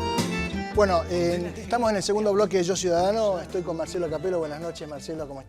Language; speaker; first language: Spanish; native; Spanish